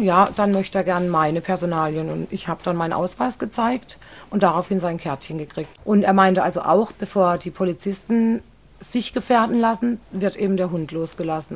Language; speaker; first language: German; native; German